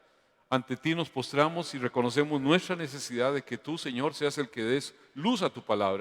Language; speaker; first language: Spanish; native; Spanish